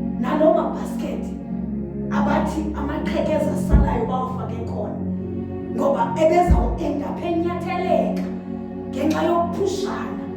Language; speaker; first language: Zulu; non-native, local second language; Xhosa